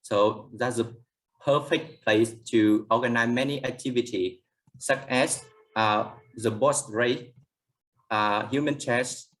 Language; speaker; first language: English; non-native, learner; Vietnamese